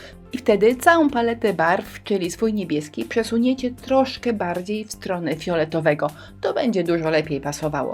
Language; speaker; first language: Polish; native; Polish